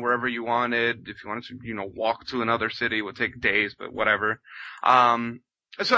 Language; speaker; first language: English; non-native, fluent; Spanish